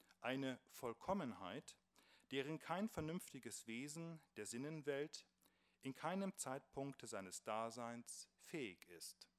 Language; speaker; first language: German; native; German